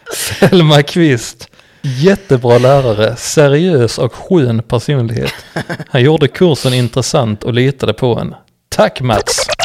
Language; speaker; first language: Swedish; native; Swedish